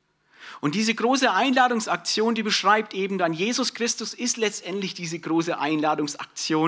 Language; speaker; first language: German; native; German